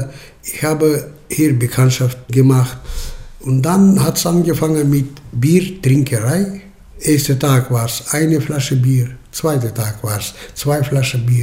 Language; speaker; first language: German; early bilingual, heritage; German